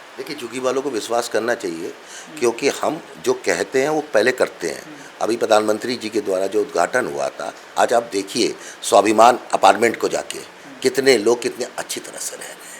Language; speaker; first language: Hindi; non-native, local second language; Bangla